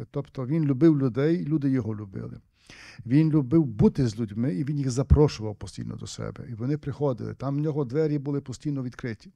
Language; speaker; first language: Ukrainian; native; Ukrainian